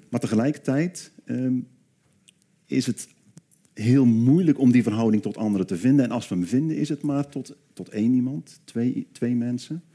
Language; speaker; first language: Dutch; native; Dutch